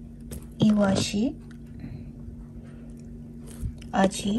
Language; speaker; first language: Japanese; non-native, learner; Filipino